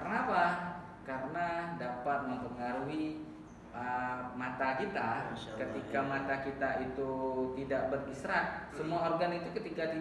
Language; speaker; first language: Indonesian; native; Indonesian